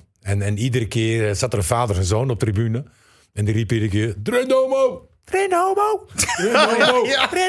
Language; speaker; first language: Dutch; native; Dutch